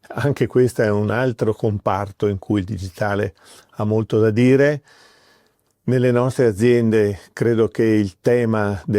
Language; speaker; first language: Italian; native; Italian